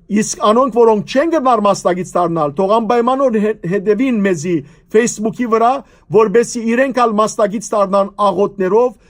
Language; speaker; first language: Armenian; native; Armenian